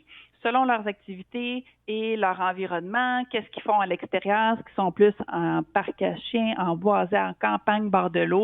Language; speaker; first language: French; native; French